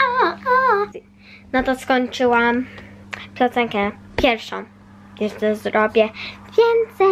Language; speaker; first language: Polish; early bilingual, heritage; Polish